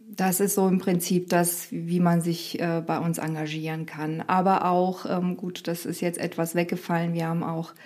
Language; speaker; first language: German; early bilingual, other home language; Romanian